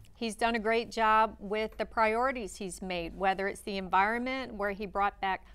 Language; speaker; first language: English; native; English